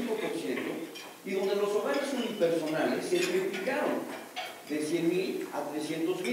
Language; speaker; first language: Spanish; native; Spanish